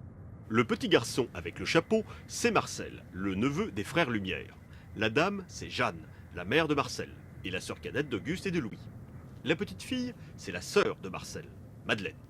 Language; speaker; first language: French; native; French